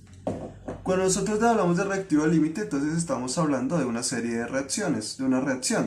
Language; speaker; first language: Spanish; native; Spanish